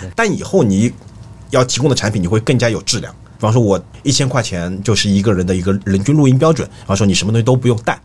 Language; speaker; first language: Chinese; native; Chinese